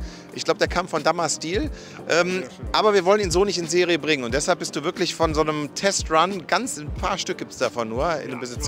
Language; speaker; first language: German; native; German